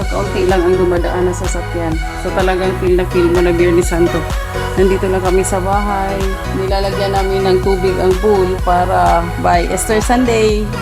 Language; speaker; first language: Filipino; non-native, local second language; Cebuano